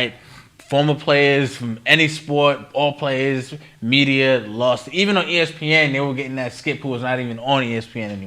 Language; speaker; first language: English; native; English